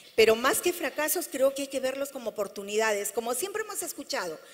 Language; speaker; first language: Spanish; native; Spanish